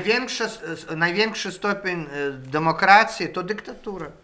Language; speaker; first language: Polish; non-native, fluent; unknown